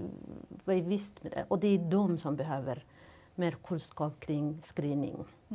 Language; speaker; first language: Swedish; non-native, fluent; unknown